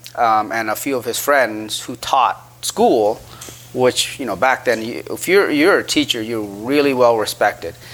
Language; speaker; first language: English; early bilingual, other home language; Khmer